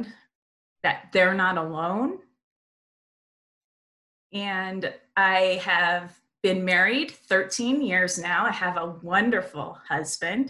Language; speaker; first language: English; native; English